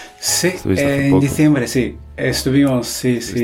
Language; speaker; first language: Spanish; non-native, fluent; Japanese